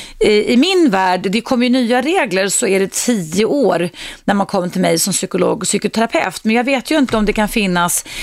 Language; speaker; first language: Swedish; native; Swedish